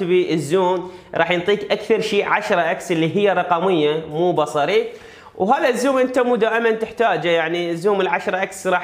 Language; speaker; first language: Arabic; native; Arabic